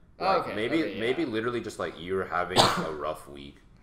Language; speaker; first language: English; native; English